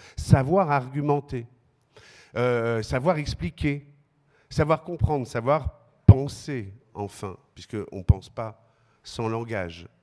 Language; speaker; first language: French; native; French